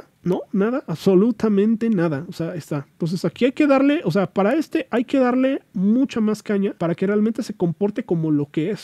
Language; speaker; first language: Spanish; native; Spanish